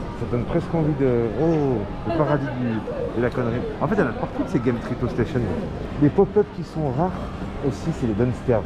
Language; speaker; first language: French; native; French